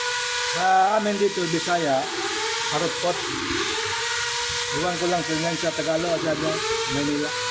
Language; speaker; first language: Filipino; non-native, local second language; Cebuano